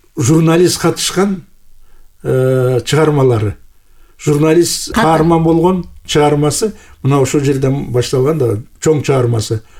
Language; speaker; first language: Kyrgyz; native; Kyrgyz